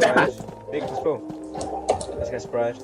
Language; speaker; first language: Danish; native; Danish